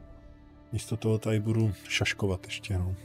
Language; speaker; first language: Czech; native; Czech